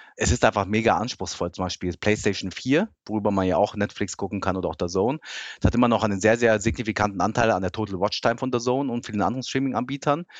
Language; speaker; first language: German; early bilingual, other home language; Japanese